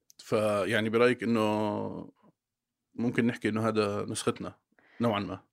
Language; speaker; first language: Arabic; native; Arabic